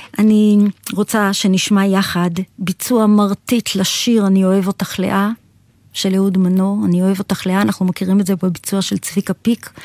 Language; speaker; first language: Hebrew; native; Hebrew